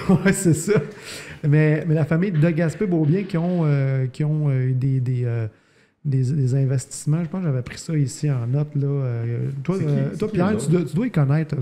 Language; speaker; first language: French; native; French